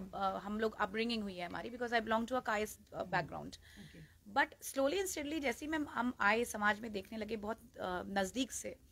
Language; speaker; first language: Hindi; native; Hindi